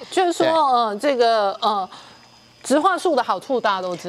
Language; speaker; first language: Chinese; native; Chinese